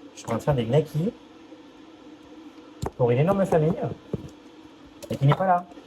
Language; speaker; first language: French; native; French